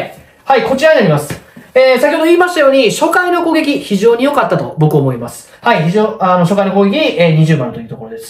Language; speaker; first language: Japanese; native; Japanese